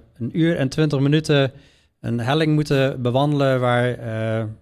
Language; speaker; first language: Dutch; non-native, fluent; English